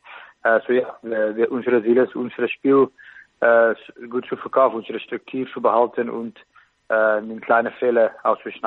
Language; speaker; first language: German; non-native, fluent; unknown